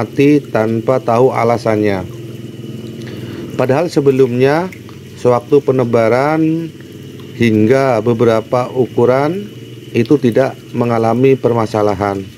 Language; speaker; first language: Indonesian; native; Indonesian